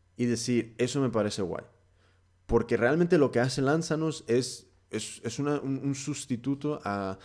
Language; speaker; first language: Spanish; early bilingual, heritage; Spanish